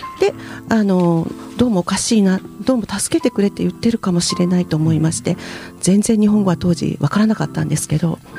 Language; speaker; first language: Japanese; native; Japanese